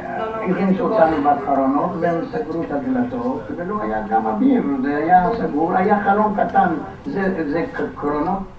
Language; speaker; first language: Hebrew; non-native, fluent; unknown